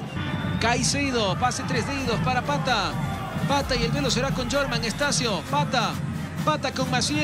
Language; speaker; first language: Spanish; native; Spanish